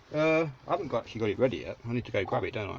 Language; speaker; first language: English; native; English